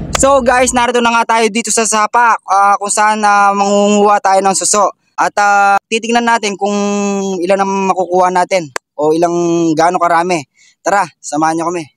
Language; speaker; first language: Filipino; non-native, local second language; Pampanga